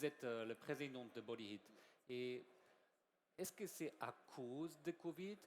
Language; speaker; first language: French; non-native, learner; German